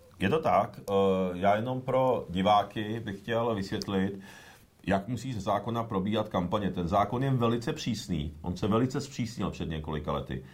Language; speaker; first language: Czech; early bilingual, other home language; Japanese